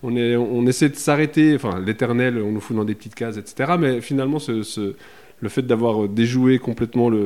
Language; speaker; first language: French; native; French